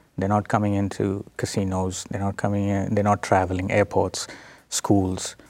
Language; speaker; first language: English; non-native, local second language; Telugu